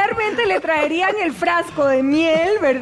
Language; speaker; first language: Spanish; native; Spanish